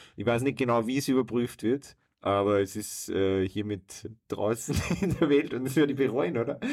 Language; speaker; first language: German; native; German